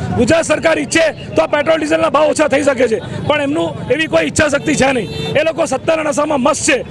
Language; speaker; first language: Gujarati; native; Gujarati